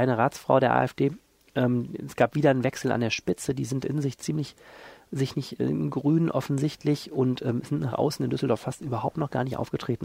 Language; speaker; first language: German; native; German